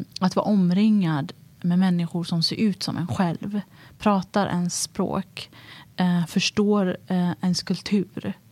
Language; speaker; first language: Swedish; early bilingual, other home language; Tigrinya